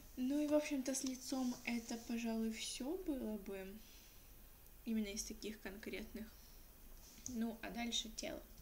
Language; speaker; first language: Russian; non-native, local second language; Ukrainian